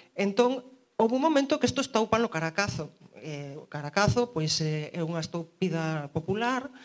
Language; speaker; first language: Galician; early bilingual, heritage; Galician